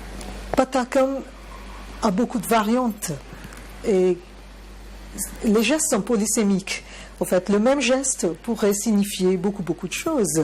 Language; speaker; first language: French; non-native, fluent; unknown